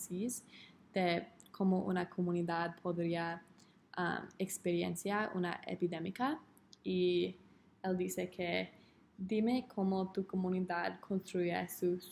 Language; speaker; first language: Spanish; non-native, learner; English